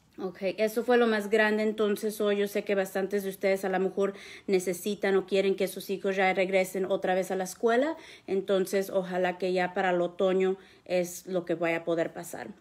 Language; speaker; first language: Spanish; early bilingual, heritage; Spanish